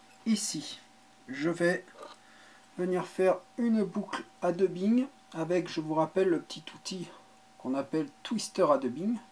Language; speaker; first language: French; native; French